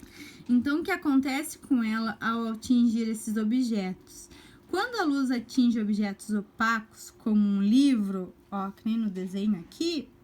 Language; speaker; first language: Portuguese; native; Portuguese